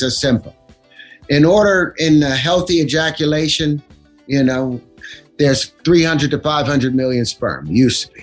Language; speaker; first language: English; native; English